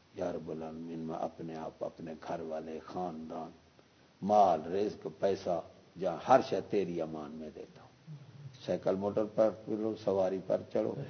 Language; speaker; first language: Urdu; non-native, local second language; Punjabi